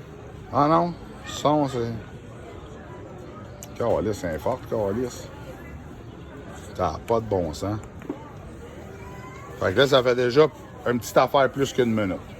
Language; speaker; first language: French; native; French